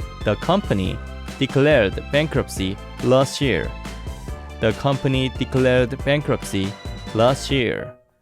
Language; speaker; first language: English; non-native, fluent; Korean